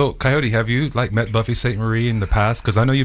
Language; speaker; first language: English; native; English